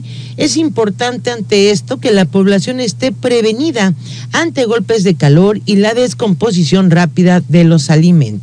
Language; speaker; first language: Spanish; native; Spanish